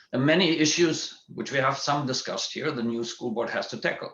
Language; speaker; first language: English; non-native, fluent; German